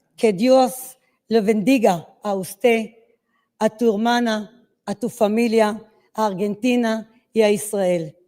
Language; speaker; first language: Spanish; non-native, learner; Hebrew